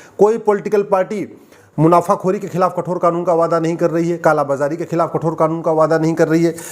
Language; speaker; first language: Hindi; native; Hindi